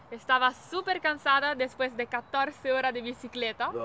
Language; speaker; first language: Spanish; non-native, learner; Italian